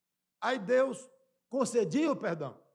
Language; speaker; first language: Portuguese; native; Portuguese